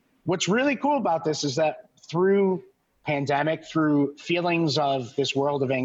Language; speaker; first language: English; native; English